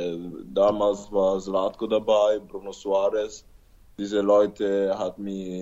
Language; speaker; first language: German; non-native, learner; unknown